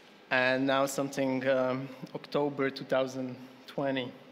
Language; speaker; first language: English; non-native, fluent; Polish